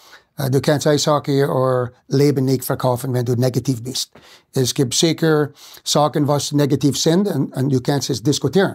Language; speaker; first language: German; non-native, fluent; English